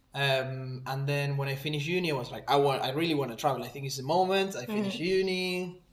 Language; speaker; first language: English; non-native, fluent; Spanish